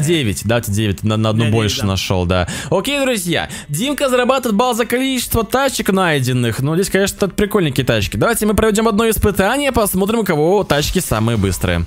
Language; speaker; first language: Russian; native; Russian